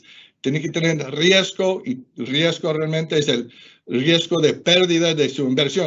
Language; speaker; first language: Spanish; non-native, fluent; English